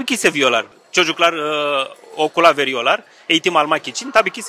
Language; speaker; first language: Turkish; non-native, learner; Romanian